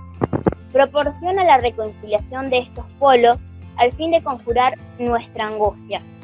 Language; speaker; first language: Spanish; native; Spanish